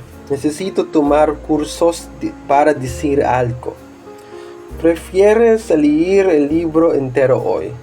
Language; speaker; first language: Spanish; non-native, learner; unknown